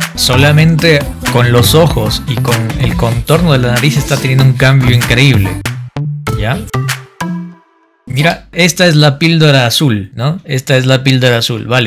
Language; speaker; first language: Spanish; native; Spanish